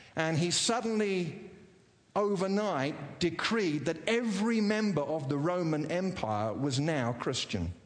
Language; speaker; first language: English; native; English